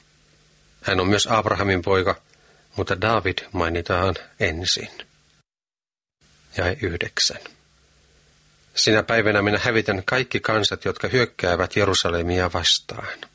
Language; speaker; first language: Finnish; native; Finnish